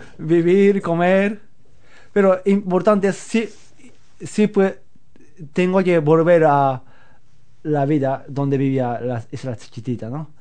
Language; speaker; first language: Spanish; non-native, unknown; Japanese